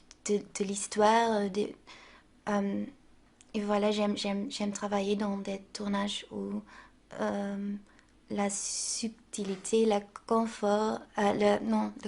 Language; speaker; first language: French; non-native, local second language; Dutch